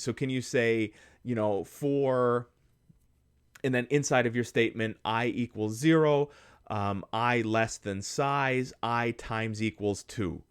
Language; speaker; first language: English; native; English